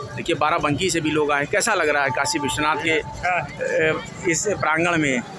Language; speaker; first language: Hindi; native; Hindi